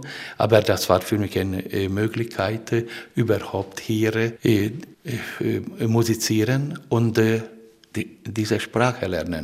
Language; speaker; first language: German; non-native, fluent; Hungarian